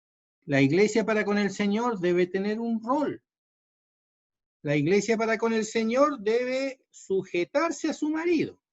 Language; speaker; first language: Spanish; native; Spanish